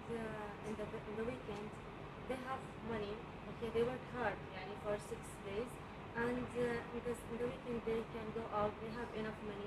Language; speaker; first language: English; non-native, learner; Arabic